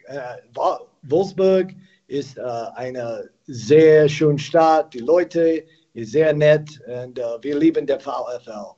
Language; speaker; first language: German; non-native, learner; English